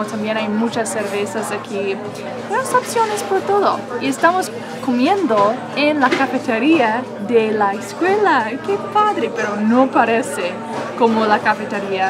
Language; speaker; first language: Spanish; non-native, fluent; English